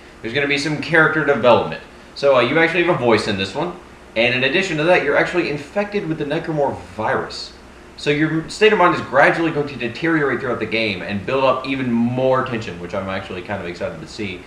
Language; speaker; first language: English; native; English